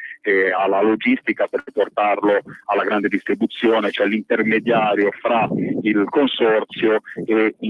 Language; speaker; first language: Italian; native; Italian